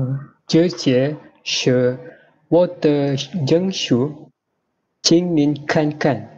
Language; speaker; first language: Chinese; non-native, learner; Malay